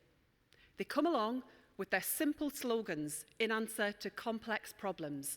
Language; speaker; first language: English; native; English